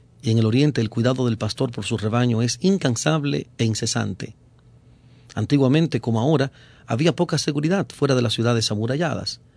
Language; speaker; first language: Spanish; native; Spanish